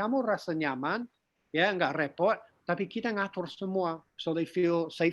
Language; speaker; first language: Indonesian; non-native, fluent; English